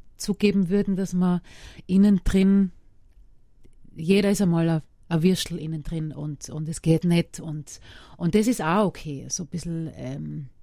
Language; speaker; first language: German; native; German